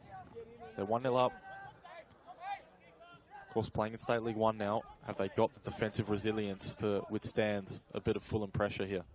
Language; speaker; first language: English; native; English